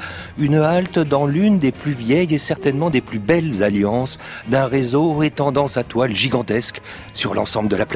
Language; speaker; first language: French; native; French